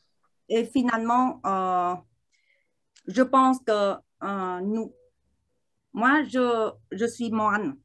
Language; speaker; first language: French; non-native, learner; Vietnamese